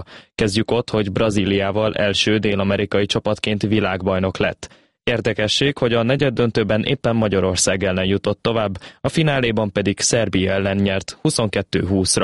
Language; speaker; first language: Hungarian; native; Hungarian